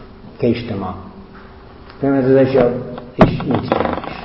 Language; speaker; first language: Hungarian; non-native, fluent; English